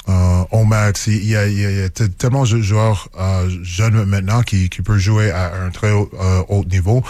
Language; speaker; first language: French; non-native, local second language; English